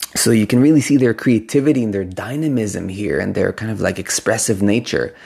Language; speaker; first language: English; non-native, fluent; Hebrew